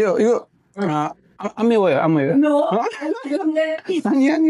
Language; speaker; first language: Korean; non-native, learner; Nepali